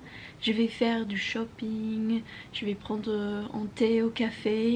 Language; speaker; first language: French; non-native, learner; English